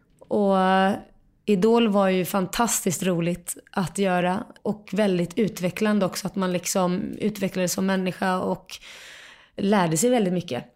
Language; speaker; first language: Swedish; native; Swedish